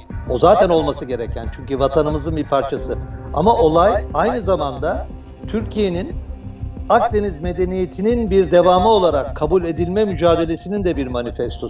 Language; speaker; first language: Turkish; native; Turkish